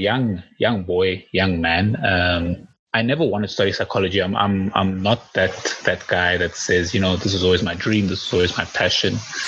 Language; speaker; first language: English; early bilingual, other home language; Spanish